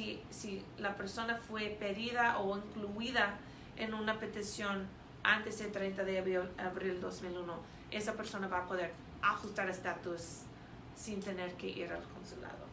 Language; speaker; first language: Spanish; non-native, fluent; English